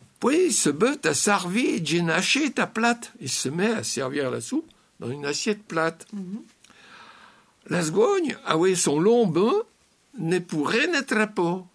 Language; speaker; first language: French; native; French